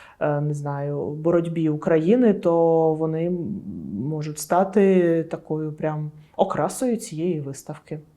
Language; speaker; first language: Ukrainian; non-native, local second language; Russian